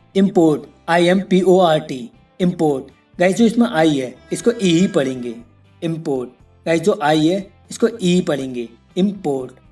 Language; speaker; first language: Hindi; native; Hindi